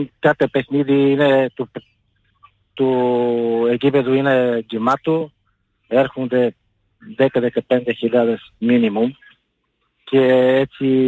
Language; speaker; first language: Greek; non-native, fluent; Bulgarian